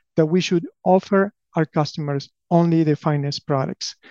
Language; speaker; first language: English; non-native, fluent; Spanish